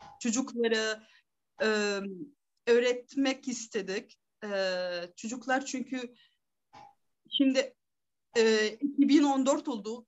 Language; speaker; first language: Turkish; non-native, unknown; Arabic